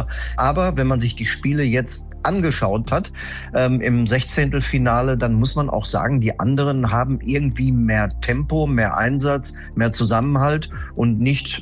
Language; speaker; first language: German; native; German